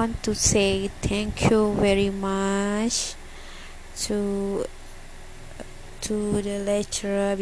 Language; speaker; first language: English; non-native, learner; Malay